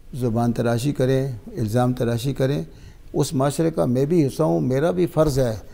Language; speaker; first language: Urdu; non-native, local second language; Pashto